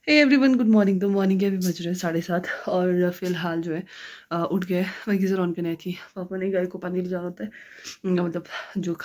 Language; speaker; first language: Hindi; non-native, local second language; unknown